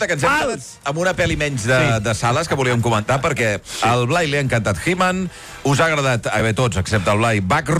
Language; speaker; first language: Catalan; native; Catalan